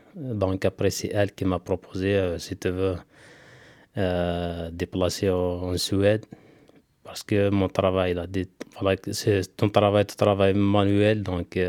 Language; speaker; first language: French; non-native, local second language; Kabyle